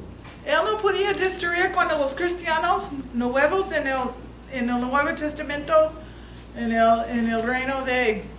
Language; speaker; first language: Spanish; non-native, learner; English